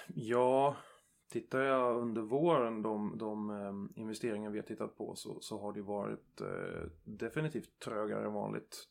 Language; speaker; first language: Swedish; native; Swedish